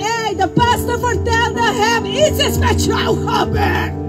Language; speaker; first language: Dutch; non-native, local second language; Papiamento